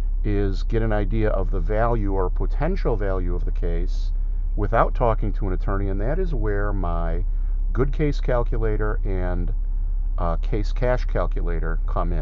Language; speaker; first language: English; native; English